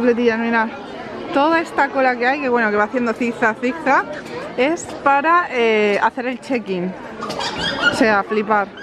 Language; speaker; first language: Spanish; native; Spanish